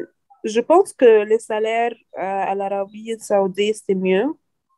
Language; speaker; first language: French; non-native, learner; Arabic